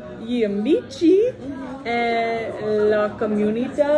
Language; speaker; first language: Italian; non-native, learner; English